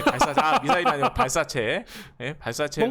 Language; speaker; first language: Korean; native; Korean